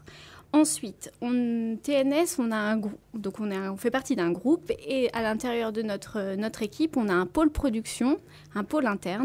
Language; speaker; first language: French; native; French